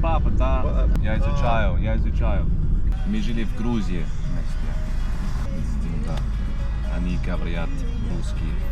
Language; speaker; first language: Russian; non-native, learner; English